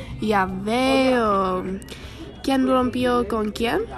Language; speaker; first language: Spanish; non-native, learner; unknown